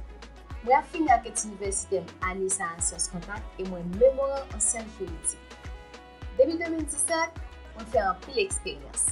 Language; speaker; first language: Haitian Creole; native; Haitian Creole